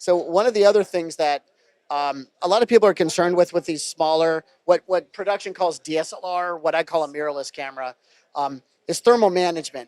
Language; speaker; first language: English; native; English